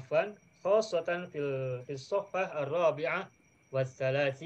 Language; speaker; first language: Arabic; non-native, fluent; Indonesian